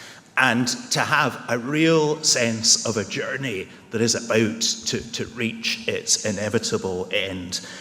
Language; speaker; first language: English; native; English